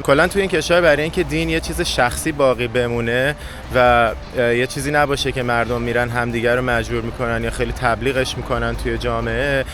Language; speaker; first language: Persian; native; Persian